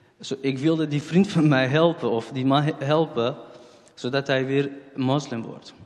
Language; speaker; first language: Dutch; non-native, fluent; Central Kurdish